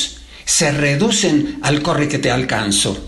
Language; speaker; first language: Spanish; native; Spanish